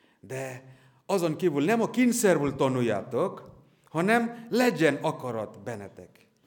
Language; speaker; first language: Hungarian; non-native, learner; Bangla